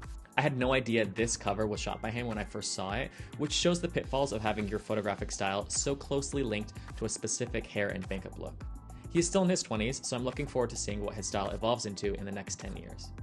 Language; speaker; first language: English; native; English